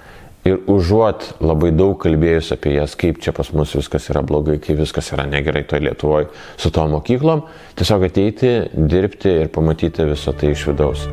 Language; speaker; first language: Lithuanian; native; Lithuanian